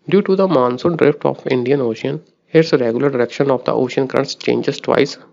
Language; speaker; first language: English; non-native, local second language; Punjabi